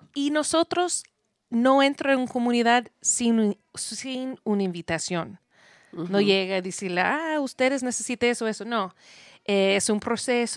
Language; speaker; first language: Spanish; non-native, learner; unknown